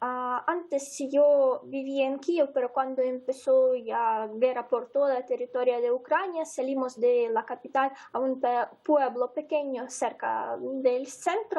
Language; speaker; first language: Spanish; non-native, fluent; Ukrainian